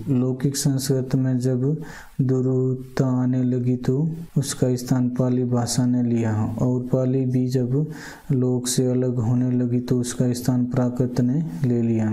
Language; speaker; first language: Hindi; native; Hindi